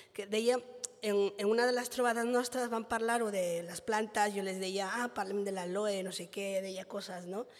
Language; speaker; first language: Catalan; non-native, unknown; Spanish